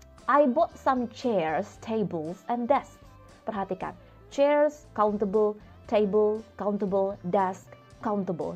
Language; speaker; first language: English; non-native, fluent; Indonesian